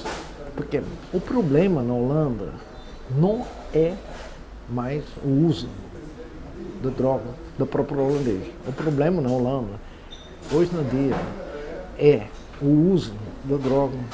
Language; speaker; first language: Portuguese; non-native, fluent; Dutch